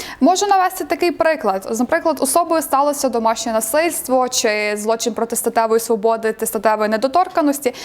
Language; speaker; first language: Ukrainian; native; Ukrainian